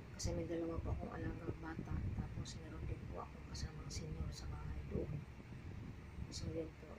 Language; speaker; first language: Filipino; non-native, local second language; Cebuano